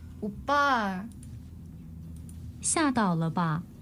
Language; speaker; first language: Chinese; non-native, learner; Korean